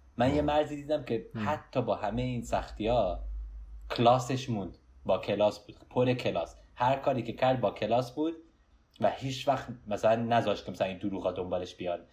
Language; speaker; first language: Persian; early bilingual, heritage; Persian